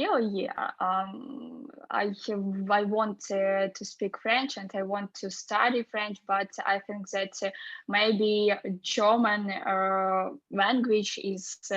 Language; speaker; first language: English; non-native, fluent; Russian